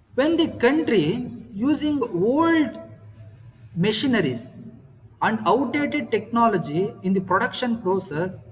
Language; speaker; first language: English; non-native, local second language; Kannada